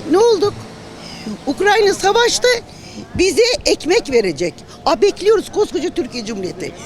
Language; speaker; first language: Turkish; native; Turkish